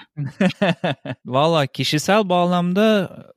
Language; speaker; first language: Turkish; native; Turkish